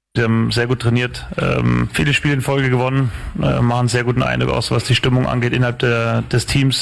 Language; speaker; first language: German; native; German